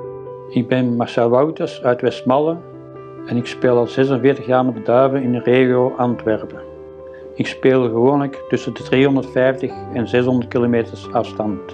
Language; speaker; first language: Dutch; native; Dutch